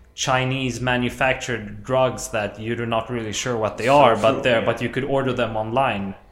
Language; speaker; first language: English; non-native, fluent; Swedish